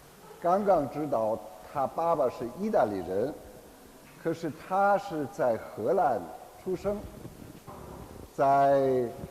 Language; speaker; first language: Chinese; non-native, fluent; German